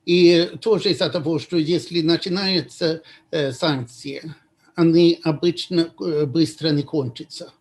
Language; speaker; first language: Russian; non-native, fluent; Swedish